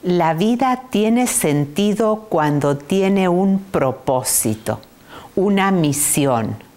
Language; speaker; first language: Spanish; native; Spanish